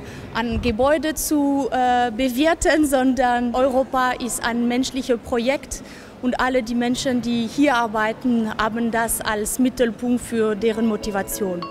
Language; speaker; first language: German; non-native, fluent; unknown